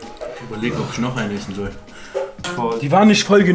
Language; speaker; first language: German; native; German